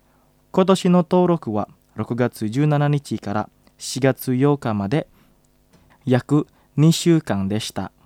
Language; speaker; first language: Japanese; non-native, fluent; Indonesian